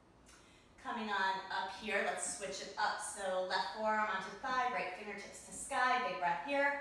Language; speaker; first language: English; native; English